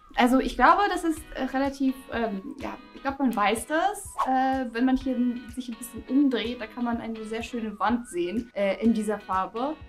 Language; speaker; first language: German; non-native, fluent; Russian